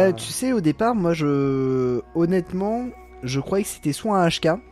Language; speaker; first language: French; native; French